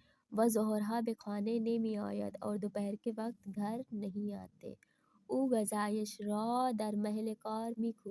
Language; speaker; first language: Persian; non-native, fluent; Urdu